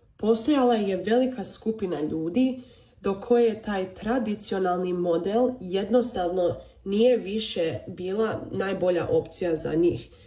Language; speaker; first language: Serbian; early bilingual, heritage; Croatian